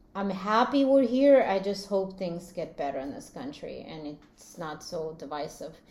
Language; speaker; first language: English; early bilingual, other home language; Latvian